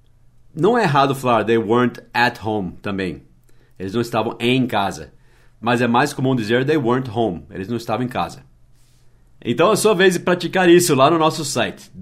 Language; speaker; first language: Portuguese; non-native, fluent; English